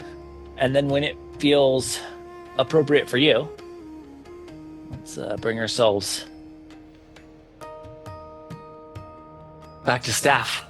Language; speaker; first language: English; native; English